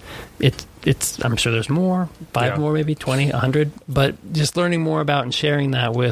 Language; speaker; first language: English; native; English